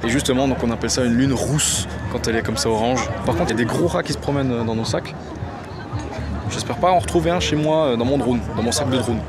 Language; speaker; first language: French; native; French